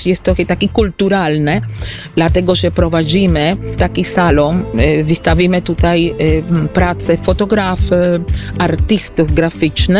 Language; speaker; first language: Polish; non-native, fluent; Spanish